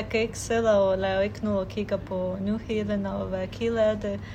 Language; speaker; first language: Danish; non-native, fluent; Ukrainian